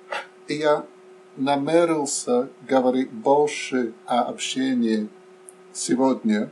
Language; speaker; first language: Russian; non-native, fluent; English